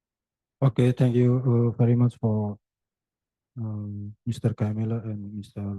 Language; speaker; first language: English; non-native, learner; Indonesian